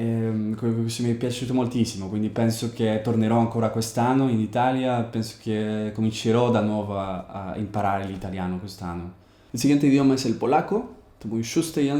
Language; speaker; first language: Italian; non-native, fluent; Spanish